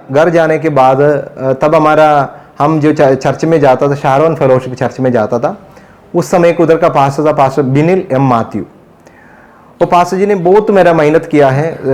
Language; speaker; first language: Hindi; non-native, local second language; Malayalam